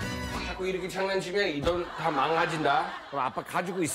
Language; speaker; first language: Korean; non-native, fluent; English